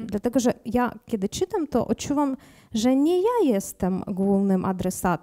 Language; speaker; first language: Polish; non-native, learner; Ukrainian